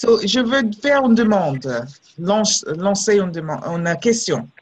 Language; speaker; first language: French; non-native, fluent; English